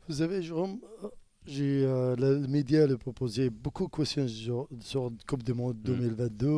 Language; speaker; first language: French; non-native, learner; Arabic